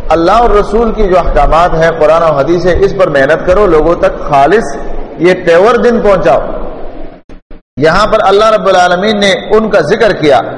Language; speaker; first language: Urdu; non-native, local second language; Pashto